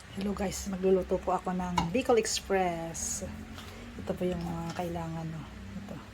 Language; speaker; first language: Filipino; non-native, local second language; Bikol